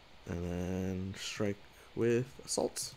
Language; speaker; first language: English; native; English